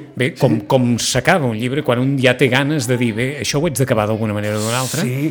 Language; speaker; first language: Catalan; native; Catalan